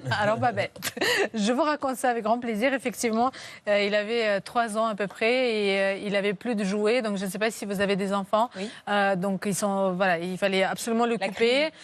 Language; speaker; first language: French; non-native, fluent; Russian